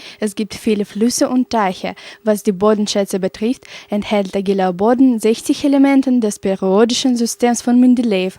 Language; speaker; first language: German; non-native, learner; Russian